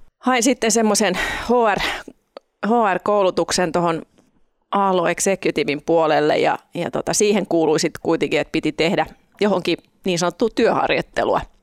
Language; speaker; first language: Finnish; non-native, local second language; Swedish